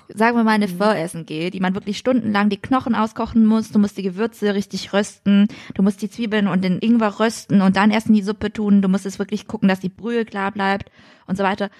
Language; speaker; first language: German; early bilingual, other home language; Vietnamese